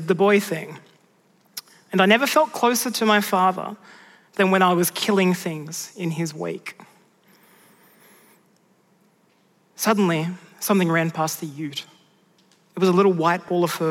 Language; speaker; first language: English; native; English